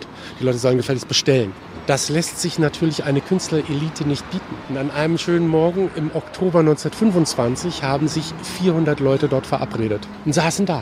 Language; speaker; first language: German; native; German